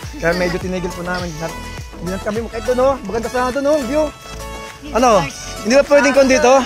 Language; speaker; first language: Filipino; non-native, local second language; Iloko